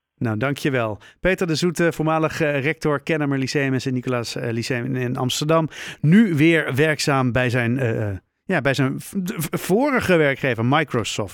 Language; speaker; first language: Dutch; native; Dutch